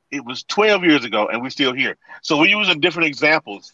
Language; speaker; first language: English; native; English